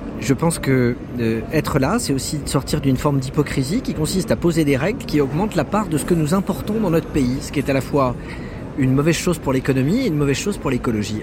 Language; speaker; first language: French; native; French